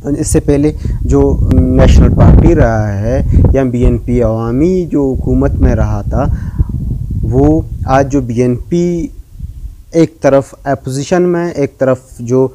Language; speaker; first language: Urdu; non-native, local second language; Baluchi